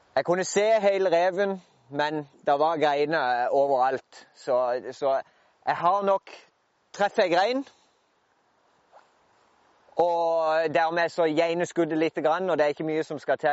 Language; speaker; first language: Norwegian; native; Norwegian